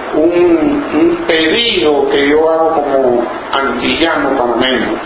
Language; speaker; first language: Spanish; non-native, local second language; English